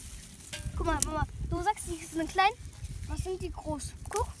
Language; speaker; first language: German; early bilingual, other home language; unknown